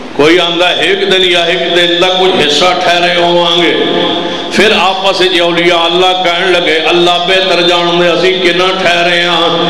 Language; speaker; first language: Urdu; non-native, local second language; Punjabi